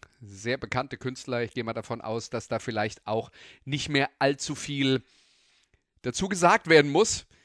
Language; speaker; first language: German; native; German